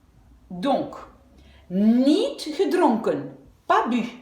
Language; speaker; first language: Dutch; non-native, fluent; French